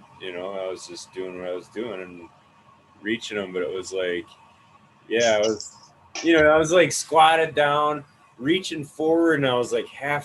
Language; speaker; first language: English; native; English